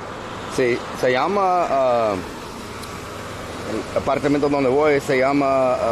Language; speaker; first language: Spanish; non-native, learner; English